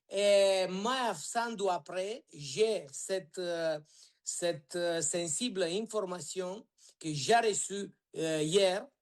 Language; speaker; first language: French; non-native, learner; Romanian